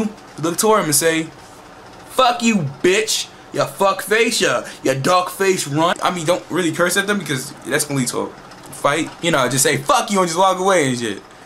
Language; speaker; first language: English; native; English